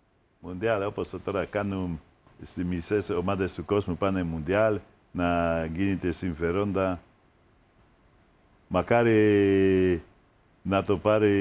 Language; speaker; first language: Greek; non-native, fluent; Polish